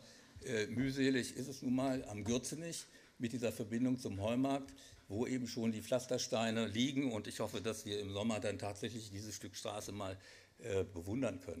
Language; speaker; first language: German; native; German